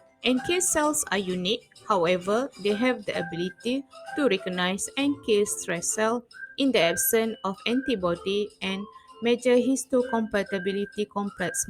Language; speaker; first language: English; non-native, fluent; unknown